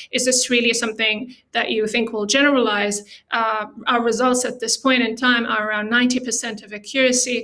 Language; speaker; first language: English; non-native, fluent; Arabic